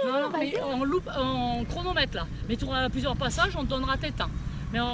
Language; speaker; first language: French; native; French